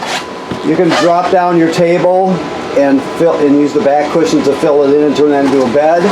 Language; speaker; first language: English; native; English